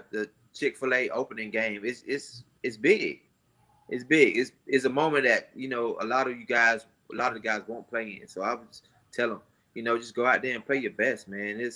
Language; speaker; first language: English; native; English